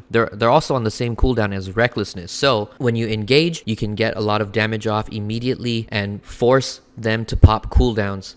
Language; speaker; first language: English; native; English